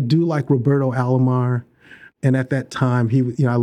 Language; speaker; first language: English; native; English